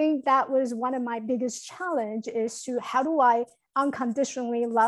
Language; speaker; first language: English; non-native, fluent; Chinese